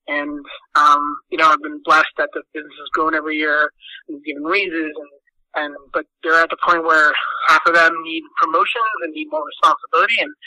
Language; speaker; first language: English; native; English